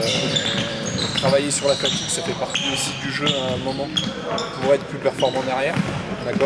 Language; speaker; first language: French; native; French